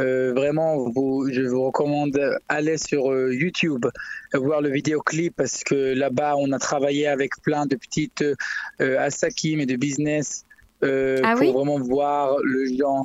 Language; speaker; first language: French; non-native, learner; Hebrew